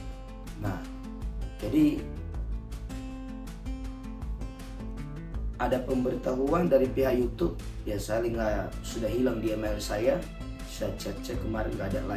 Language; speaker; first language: Indonesian; native; Indonesian